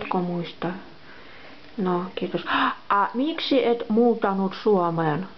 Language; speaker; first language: Finnish; non-native, local second language; Russian